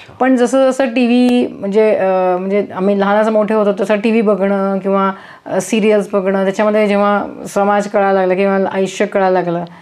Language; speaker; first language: Marathi; native; Marathi